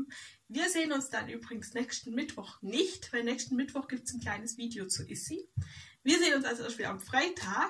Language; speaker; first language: German; native; German